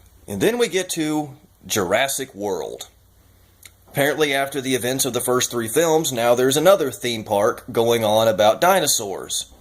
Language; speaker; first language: English; native; English